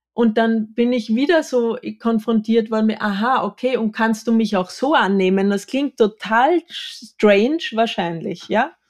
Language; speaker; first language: German; native; German